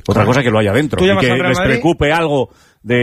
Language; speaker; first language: Spanish; native; Spanish